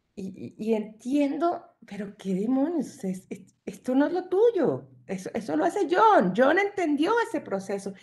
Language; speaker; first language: Spanish; native; Spanish